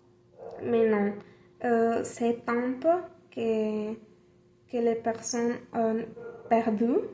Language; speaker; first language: French; non-native, learner; Spanish